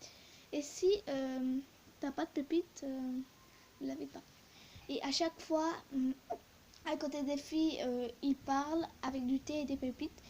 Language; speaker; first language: French; early bilingual, other home language; Turkish